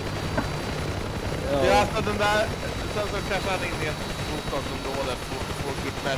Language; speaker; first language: Swedish; native; Swedish